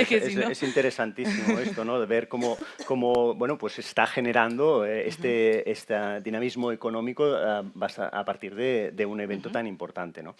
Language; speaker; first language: Spanish; native; Spanish